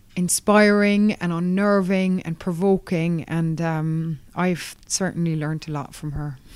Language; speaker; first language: English; native; English